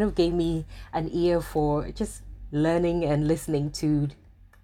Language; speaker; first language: English; non-native, local second language; Akan